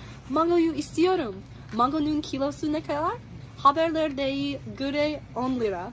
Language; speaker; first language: Turkish; non-native, learner; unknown